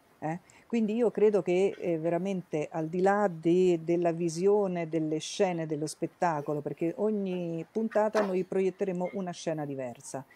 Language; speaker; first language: Italian; native; Italian